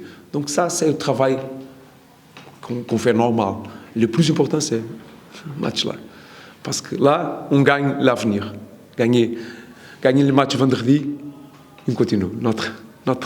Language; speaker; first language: French; non-native, learner; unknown